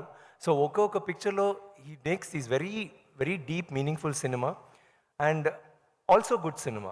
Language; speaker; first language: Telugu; non-native, learner; Tamil